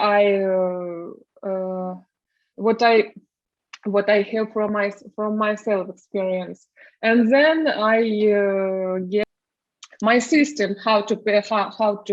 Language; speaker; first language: English; non-native, learner; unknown